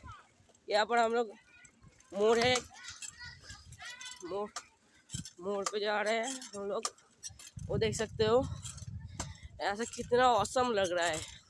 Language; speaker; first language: Hindi; non-native, local second language; Bangla